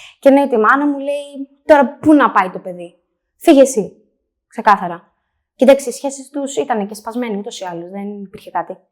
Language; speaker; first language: Greek; native; Greek